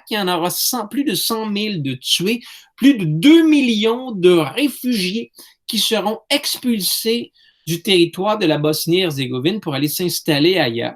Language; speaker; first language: French; native; French